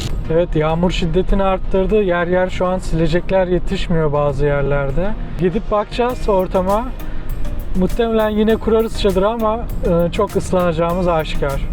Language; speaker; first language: Turkish; native; Turkish